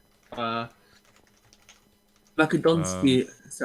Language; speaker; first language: Japanese; non-native, learner; English